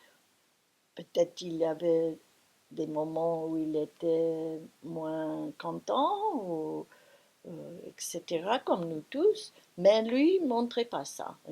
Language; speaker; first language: French; non-native, fluent; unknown